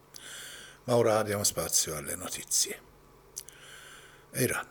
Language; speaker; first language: Italian; non-native, fluent; Persian